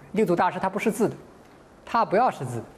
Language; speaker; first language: Chinese; native; Chinese